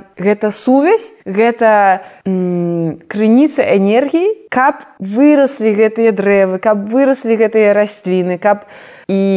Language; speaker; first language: Belarusian; non-native, local second language; Russian